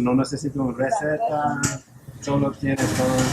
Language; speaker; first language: Spanish; non-native, learner; English